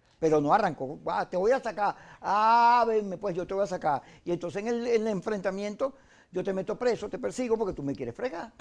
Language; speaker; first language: Spanish; native; Spanish